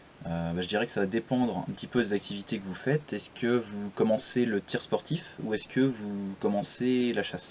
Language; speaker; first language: French; native; French